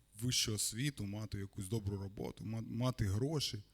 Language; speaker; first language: Ukrainian; non-native, local second language; Russian